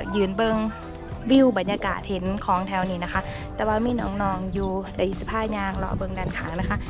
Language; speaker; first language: Thai; native; Thai